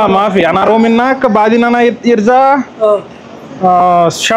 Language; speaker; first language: Arabic; non-native, learner; Telugu